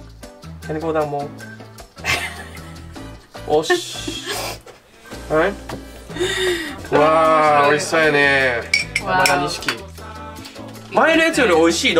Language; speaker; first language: Japanese; native; Japanese